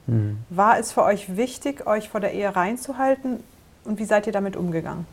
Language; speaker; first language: German; native; German